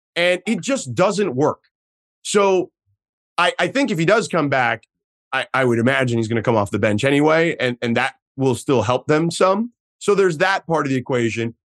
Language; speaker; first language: English; native; English